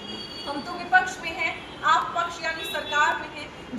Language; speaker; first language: Hindi; non-native, local second language; Assamese